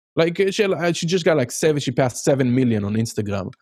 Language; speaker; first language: English; non-native, fluent; Hebrew